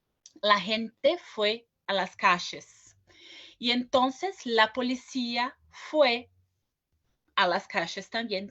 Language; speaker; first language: Spanish; non-native, fluent; Portuguese